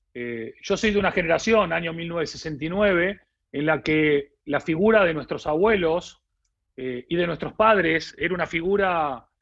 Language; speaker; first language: Spanish; native; Spanish